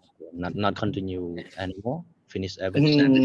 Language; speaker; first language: English; non-native, fluent; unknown